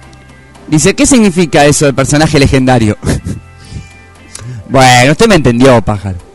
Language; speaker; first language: Spanish; native; Spanish